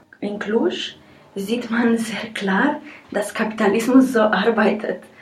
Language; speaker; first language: German; non-native, learner; Romanian